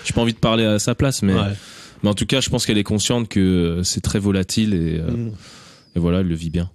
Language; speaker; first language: French; native; French